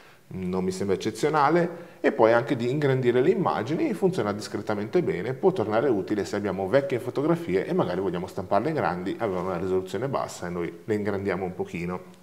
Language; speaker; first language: Italian; native; Italian